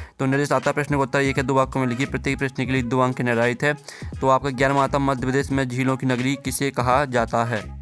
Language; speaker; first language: Hindi; native; Hindi